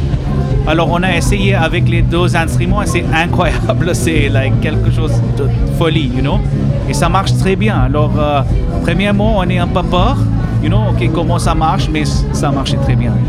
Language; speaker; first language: French; non-native, learner; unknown